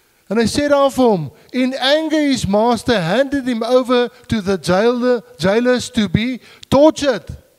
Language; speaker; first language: English; non-native, local second language; Afrikaans